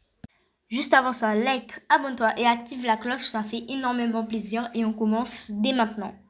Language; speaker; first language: French; native; French